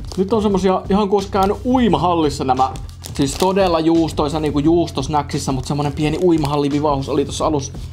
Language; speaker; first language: Finnish; native; Finnish